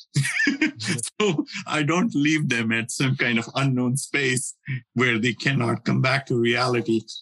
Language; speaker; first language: English; non-native, local second language; Hindi